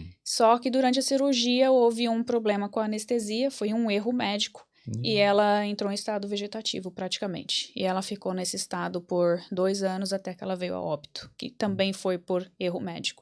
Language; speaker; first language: Portuguese; native; Portuguese